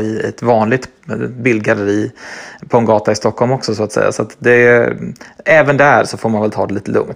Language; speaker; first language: Swedish; native; Swedish